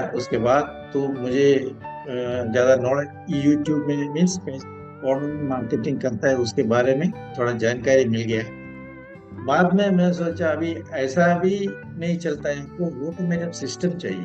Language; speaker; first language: Hindi; non-native, local second language; Malayalam